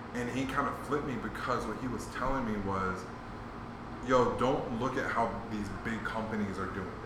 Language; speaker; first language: English; native; English